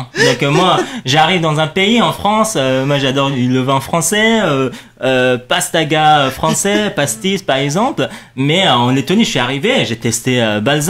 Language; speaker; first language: French; non-native, fluent; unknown